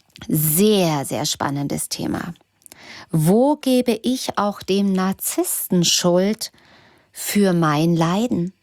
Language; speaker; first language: German; native; German